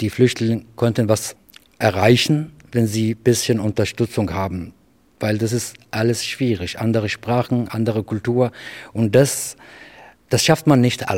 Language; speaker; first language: German; non-native, fluent; Arabic